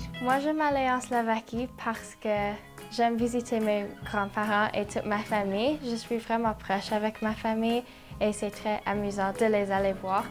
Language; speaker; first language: French; non-native, local second language; Slovak